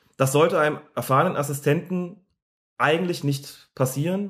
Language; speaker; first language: German; native; German